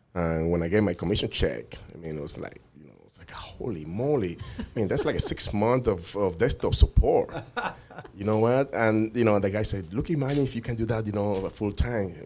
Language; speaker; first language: English; non-native, fluent; Spanish